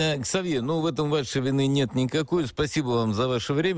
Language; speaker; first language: Russian; native; Russian